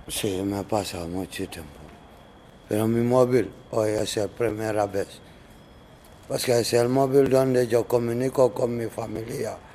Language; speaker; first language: Spanish; non-native, learner; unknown